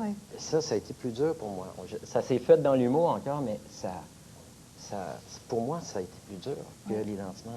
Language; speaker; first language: French; native; French